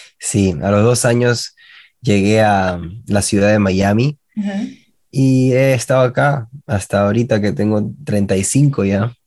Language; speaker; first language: Spanish; early bilingual, heritage; Spanish